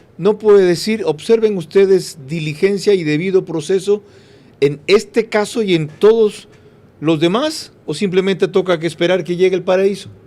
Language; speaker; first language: Spanish; native; Spanish